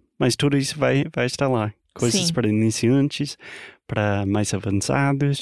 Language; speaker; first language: Portuguese; non-native, fluent; English